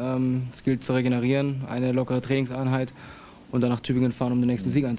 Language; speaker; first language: German; native; German